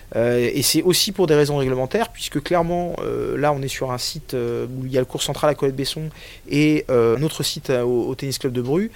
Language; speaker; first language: French; native; French